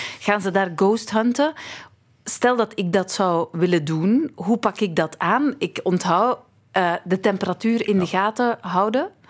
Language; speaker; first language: Dutch; native; Dutch